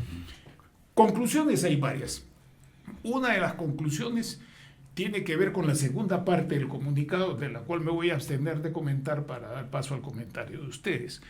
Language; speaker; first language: Spanish; native; Spanish